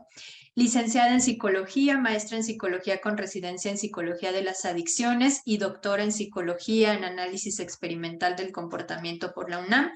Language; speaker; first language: Spanish; native; Spanish